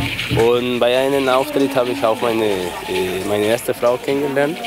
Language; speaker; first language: German; non-native, fluent; Spanish